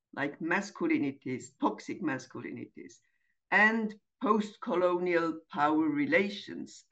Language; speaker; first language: English; non-native, fluent; German